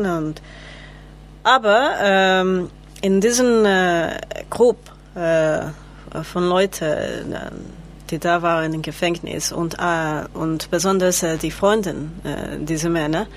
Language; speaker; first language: German; non-native, learner; Spanish